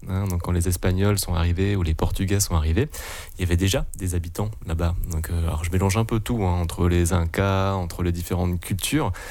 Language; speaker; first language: French; native; French